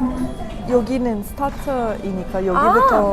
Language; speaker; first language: Korean; non-native, fluent; Hindi